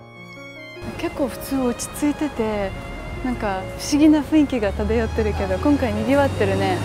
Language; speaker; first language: Japanese; non-native, fluent; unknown